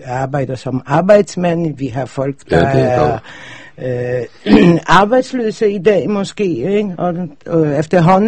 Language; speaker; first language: Danish; non-native, fluent; Polish